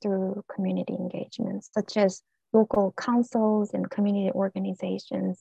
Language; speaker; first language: English; non-native, fluent; Korean